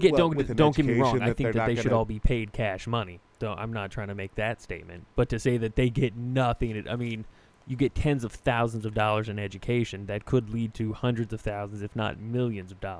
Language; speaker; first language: English; native; English